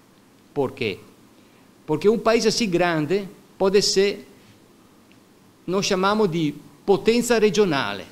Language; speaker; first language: Portuguese; non-native, fluent; Italian